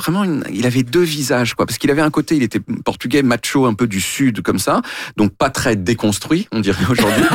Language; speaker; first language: French; native; French